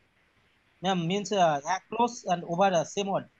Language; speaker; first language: English; non-native, learner; Bangla